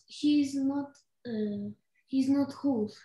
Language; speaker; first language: English; non-native, learner; Russian